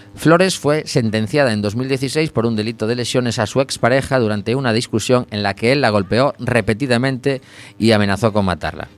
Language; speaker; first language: Spanish; non-native, local second language; Galician